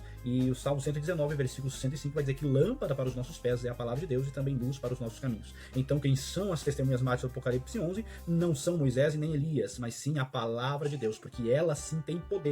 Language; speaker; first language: Portuguese; native; Portuguese